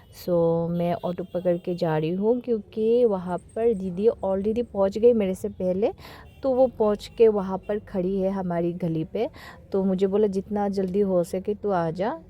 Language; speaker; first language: Hindi; non-native, local second language; Kok Borok